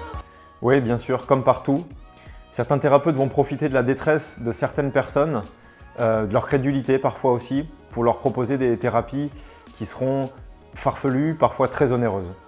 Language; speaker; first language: French; native; French